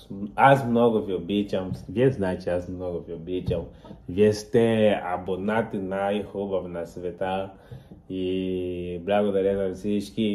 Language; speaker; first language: Bulgarian; non-native, learner; Portuguese